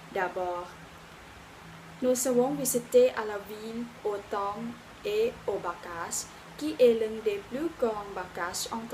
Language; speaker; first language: French; non-native, learner; Thai